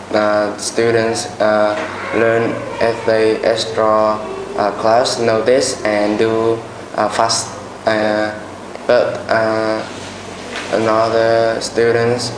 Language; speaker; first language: English; non-native, learner; Vietnamese